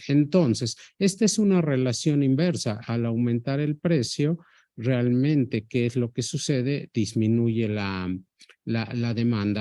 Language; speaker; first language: Spanish; native; Spanish